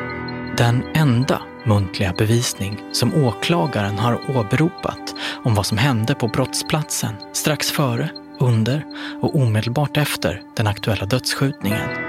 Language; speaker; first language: Swedish; native; Swedish